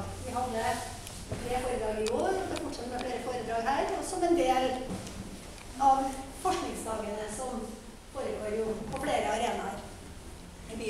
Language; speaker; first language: Norwegian; native; Norwegian